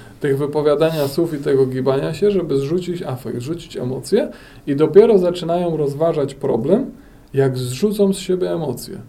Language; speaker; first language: Polish; native; Polish